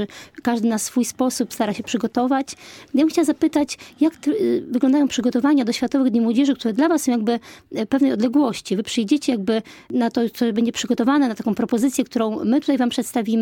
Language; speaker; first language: Polish; native; Polish